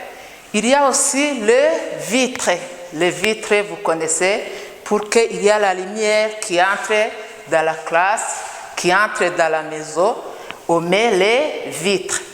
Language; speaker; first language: French; non-native, local second language; Kinyarwanda